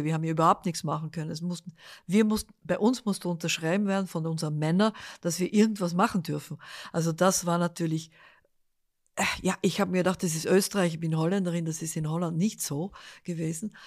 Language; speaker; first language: German; early bilingual, other home language; Dutch